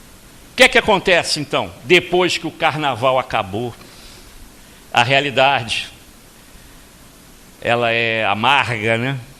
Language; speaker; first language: Portuguese; native; Portuguese